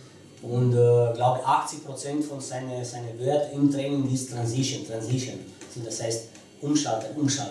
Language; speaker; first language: German; non-native, fluent; Romanian